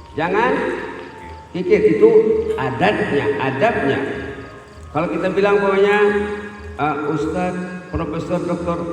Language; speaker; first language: Indonesian; non-native, local second language; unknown